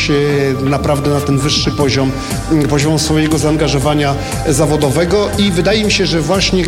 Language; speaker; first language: Polish; native; Polish